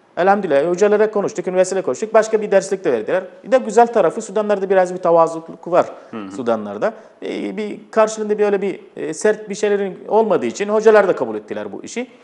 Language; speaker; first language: Turkish; non-native, fluent; Arabic